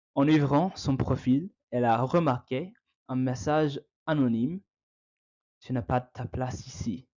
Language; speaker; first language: French; non-native, learner; English